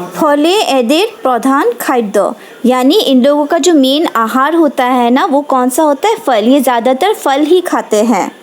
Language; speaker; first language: Hindi; non-native, local second language; Bangla